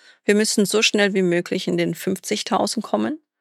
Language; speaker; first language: German; non-native, fluent; Italian